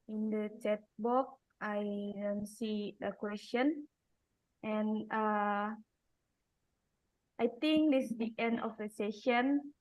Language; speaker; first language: English; non-native, learner; Indonesian